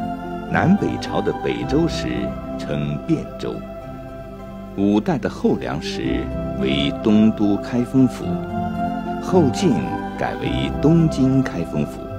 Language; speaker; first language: Chinese; native; Chinese